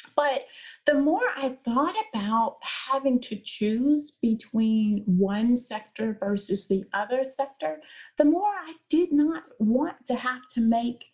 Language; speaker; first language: English; native; English